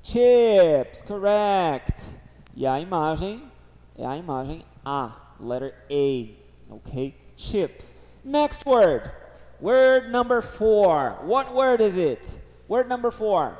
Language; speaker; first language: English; non-native, fluent; Portuguese